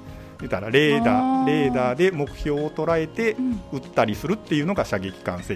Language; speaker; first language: Japanese; native; Japanese